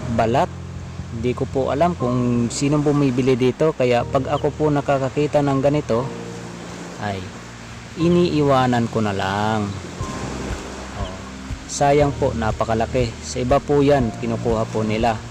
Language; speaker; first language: Filipino; non-native, local second language; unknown